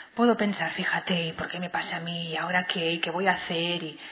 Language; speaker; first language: Spanish; non-native, local second language; Catalan